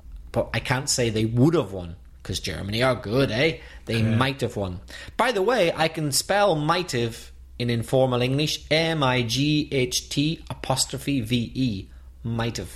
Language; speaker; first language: English; native; English